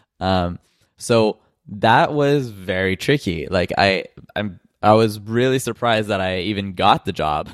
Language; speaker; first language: English; native; English